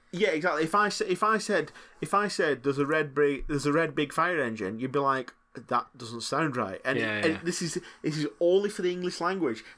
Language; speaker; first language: English; native; English